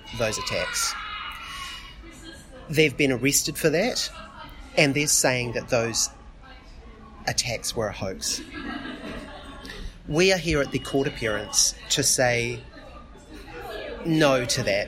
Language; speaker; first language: English; native; English